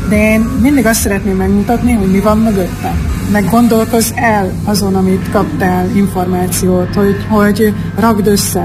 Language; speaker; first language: Hungarian; native; Hungarian